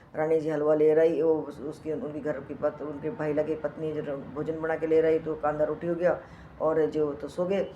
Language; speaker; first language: Hindi; native; Hindi